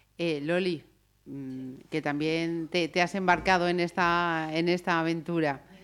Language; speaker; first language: Spanish; native; Spanish